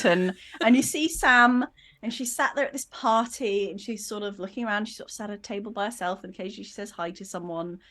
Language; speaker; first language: English; native; English